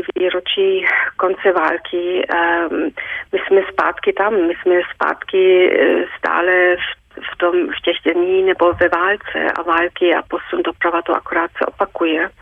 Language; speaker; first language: Czech; early bilingual, heritage; Czech